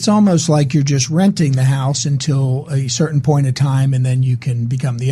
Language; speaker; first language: English; native; English